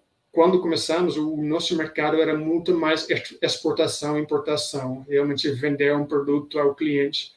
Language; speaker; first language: Portuguese; non-native, fluent; Dutch